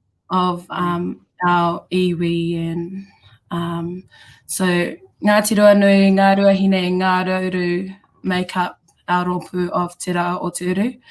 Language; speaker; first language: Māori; non-native, local second language; English